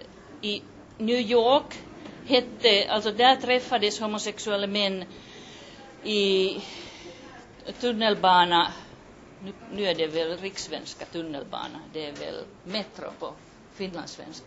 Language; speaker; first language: Swedish; non-native, local second language; Finnish